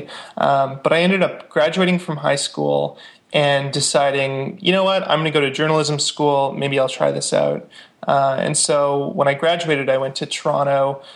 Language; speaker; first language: English; native; English